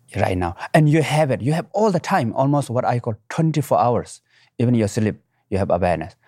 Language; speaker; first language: English; non-native, local second language; Tibetan